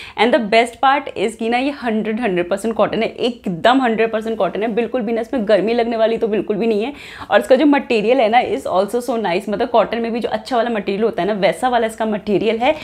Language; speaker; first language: Hindi; native; Hindi